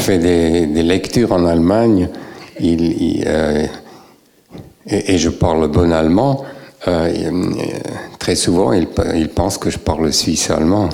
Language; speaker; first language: French; native; French